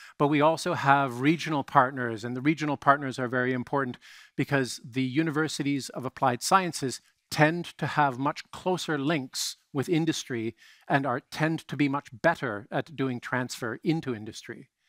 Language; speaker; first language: English; native; English